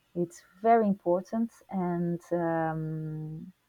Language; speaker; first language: English; non-native, fluent; Portuguese